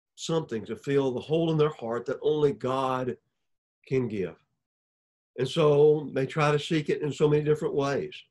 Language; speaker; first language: English; native; English